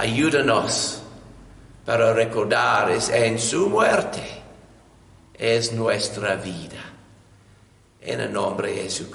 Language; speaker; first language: Spanish; non-native, learner; English